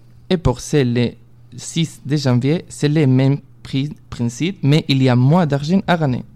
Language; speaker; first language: French; non-native, fluent; Spanish